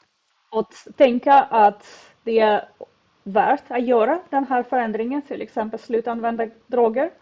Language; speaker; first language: Swedish; non-native, fluent; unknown